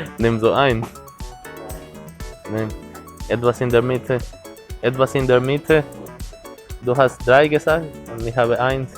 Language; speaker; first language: German; non-native, learner; Spanish